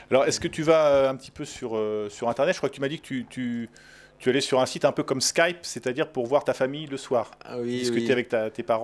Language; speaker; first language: French; native; French